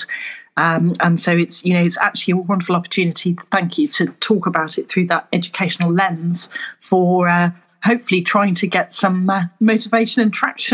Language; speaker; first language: English; native; English